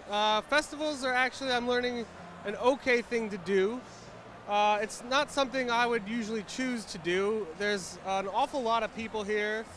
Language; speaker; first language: English; native; English